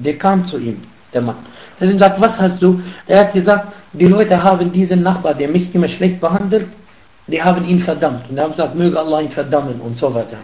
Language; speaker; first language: German; non-native, fluent; Arabic